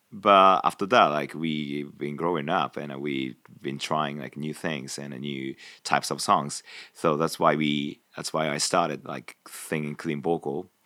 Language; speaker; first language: English; non-native, fluent; Japanese